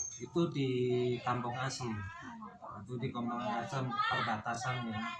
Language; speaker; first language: Indonesian; non-native, local second language; Javanese